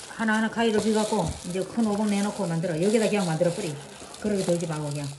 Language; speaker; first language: Korean; native; Korean